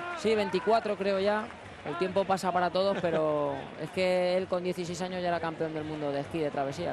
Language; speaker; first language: Spanish; native; Spanish